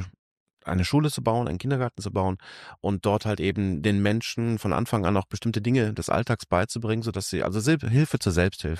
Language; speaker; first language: German; native; German